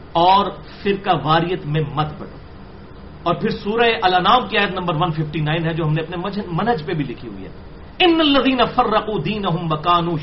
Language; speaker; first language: Urdu; non-native, local second language; Punjabi